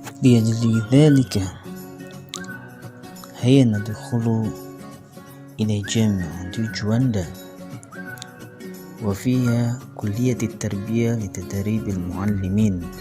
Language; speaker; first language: Arabic; non-native, learner; Indonesian